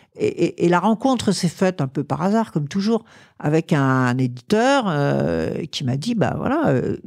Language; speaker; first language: French; native; French